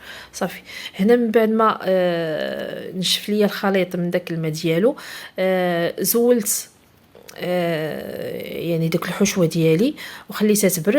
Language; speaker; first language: Arabic; native; Arabic